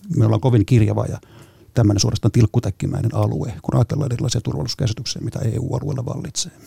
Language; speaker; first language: Finnish; native; Finnish